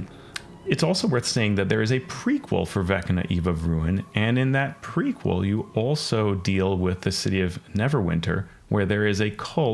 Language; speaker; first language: English; native; English